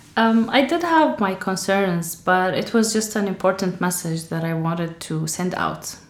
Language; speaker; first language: English; non-native, fluent; Arabic